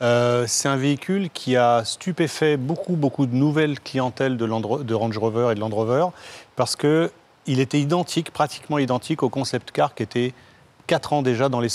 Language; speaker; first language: French; native; French